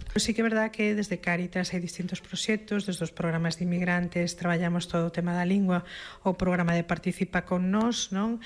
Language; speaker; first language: Galician; non-native, local second language; Spanish